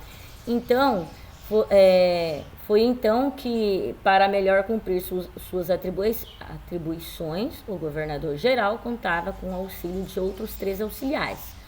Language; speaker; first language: Portuguese; native; Portuguese